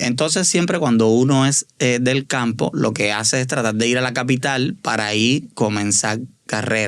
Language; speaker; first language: Spanish; native; Spanish